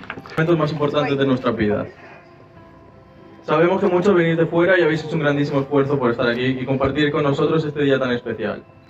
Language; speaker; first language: Spanish; native; Spanish